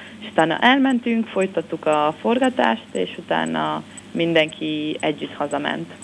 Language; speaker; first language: Hungarian; non-native, fluent; Spanish